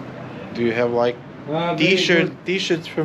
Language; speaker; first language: English; non-native, learner; Serbian